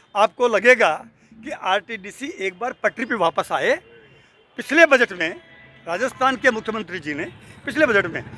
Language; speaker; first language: Hindi; native; Hindi